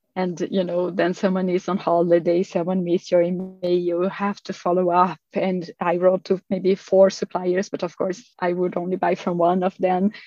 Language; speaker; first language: English; non-native, fluent; Portuguese